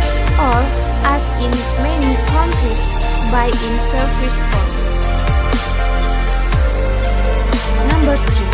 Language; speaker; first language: English; non-native, learner; Indonesian